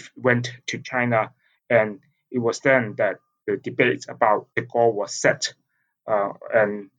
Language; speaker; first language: English; non-native, local second language; Cantonese